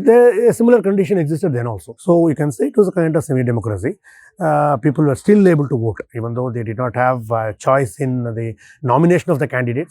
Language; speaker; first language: English; non-native, local second language; Tamil